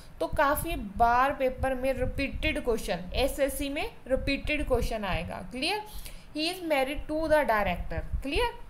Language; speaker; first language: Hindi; non-native, local second language; Punjabi